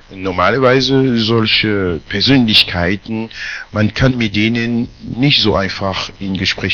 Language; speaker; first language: German; non-native, fluent; French